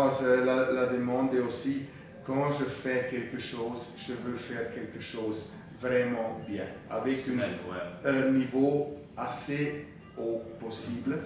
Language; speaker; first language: French; non-native, fluent; German